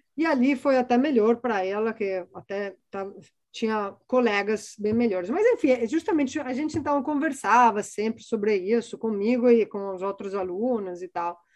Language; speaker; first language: Portuguese; non-native, fluent; Italian